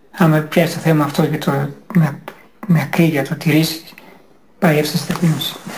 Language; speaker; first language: Greek; native; Greek